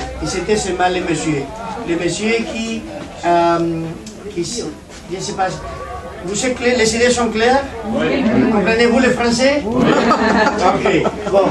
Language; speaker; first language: French; non-native, learner; Spanish